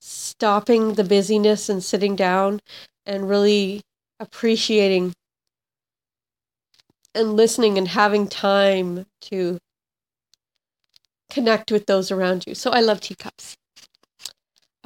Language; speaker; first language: English; native; English